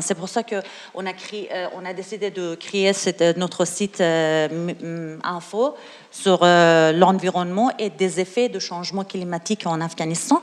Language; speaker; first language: French; non-native, learner; Persian